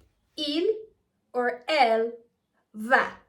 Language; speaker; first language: French; non-native, fluent; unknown